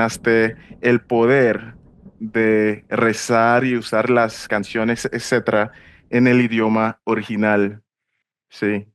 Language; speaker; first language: Spanish; non-native, fluent; English